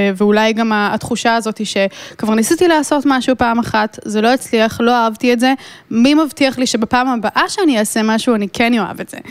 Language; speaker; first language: Hebrew; native; Hebrew